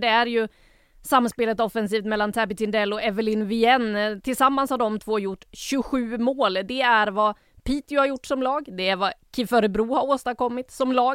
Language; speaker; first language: Swedish; native; Swedish